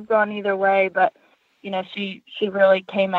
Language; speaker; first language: English; native; English